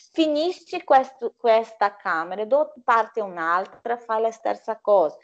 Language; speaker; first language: Italian; non-native, fluent; Portuguese